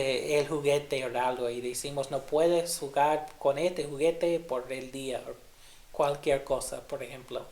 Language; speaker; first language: Spanish; non-native, fluent; English